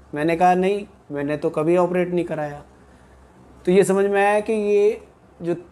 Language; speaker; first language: Hindi; native; Hindi